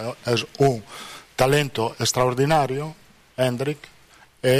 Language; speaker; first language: Portuguese; non-native, fluent; Italian